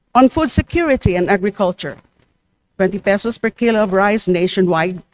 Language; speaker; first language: English; non-native, local second language; Filipino